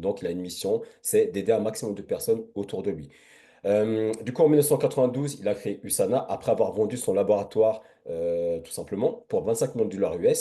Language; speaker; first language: French; native; French